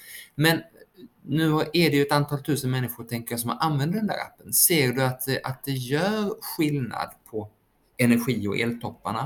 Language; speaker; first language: Swedish; native; Swedish